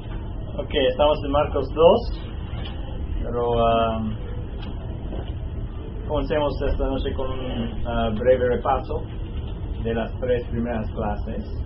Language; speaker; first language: Spanish; non-native, fluent; English